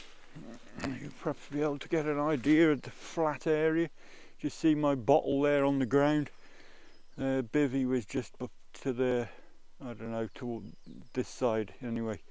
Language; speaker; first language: English; native; English